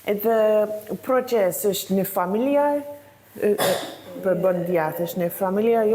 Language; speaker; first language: Albanian; non-native, learner; English